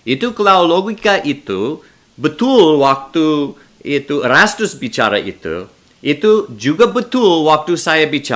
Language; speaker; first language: Indonesian; non-native, learner; English